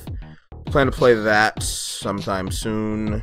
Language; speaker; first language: English; native; English